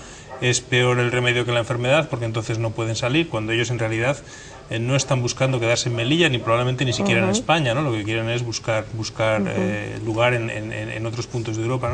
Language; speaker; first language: Spanish; native; Spanish